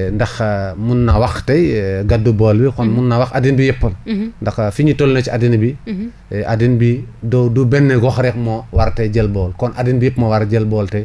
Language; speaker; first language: Wolof; non-native, local second language; Fula